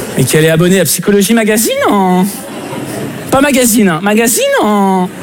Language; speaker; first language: French; native; French